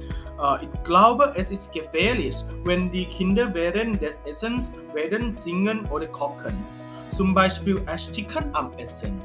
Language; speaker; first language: German; non-native, learner; Thai